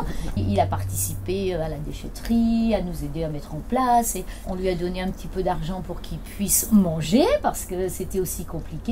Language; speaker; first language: French; native; French